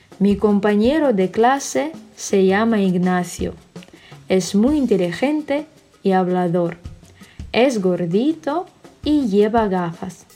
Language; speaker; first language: Spanish; non-native, fluent; Russian